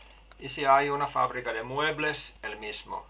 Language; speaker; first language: Spanish; non-native, fluent; Finnish